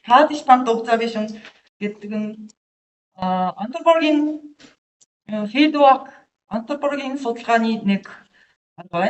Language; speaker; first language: Mongolian; non-native, learner; Japanese